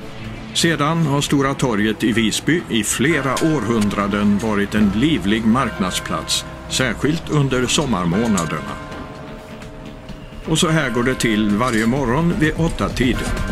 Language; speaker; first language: Swedish; native; Swedish